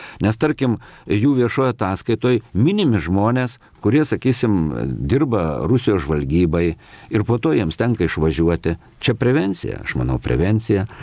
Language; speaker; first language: Lithuanian; native; Lithuanian